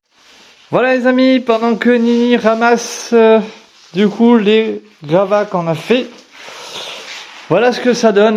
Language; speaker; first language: French; native; French